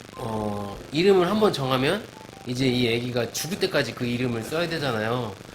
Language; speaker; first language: Korean; native; Korean